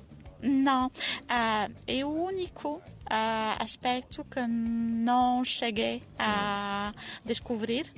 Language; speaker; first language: Portuguese; non-native, fluent; French